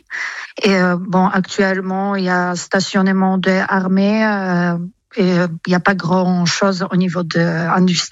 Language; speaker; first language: French; non-native, fluent; Polish